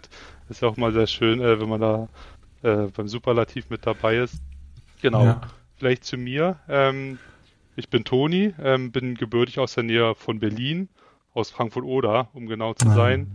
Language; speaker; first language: German; native; German